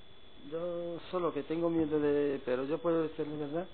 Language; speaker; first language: Spanish; non-native, learner; Arabic